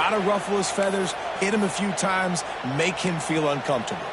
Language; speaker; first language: English; native; English